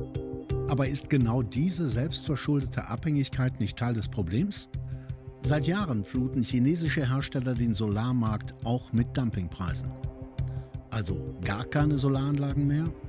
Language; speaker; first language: German; native; German